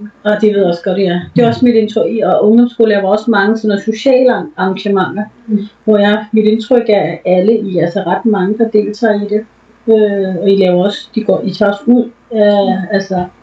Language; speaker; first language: Danish; early bilingual, other home language; Urdu